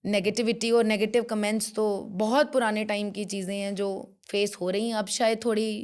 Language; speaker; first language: Hindi; non-native, local second language; Punjabi